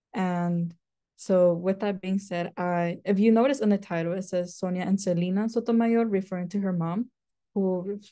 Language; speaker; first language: English; native; English